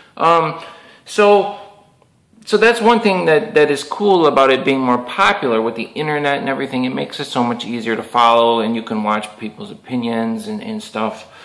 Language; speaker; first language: English; native; English